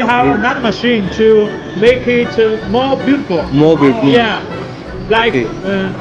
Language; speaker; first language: English; non-native, learner; Chinese